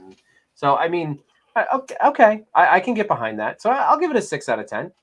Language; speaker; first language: English; native; English